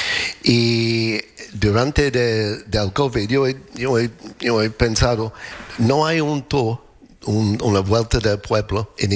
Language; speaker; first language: Spanish; non-native, learner; English